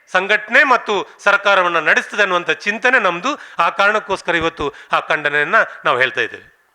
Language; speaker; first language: Kannada; non-native, local second language; Tulu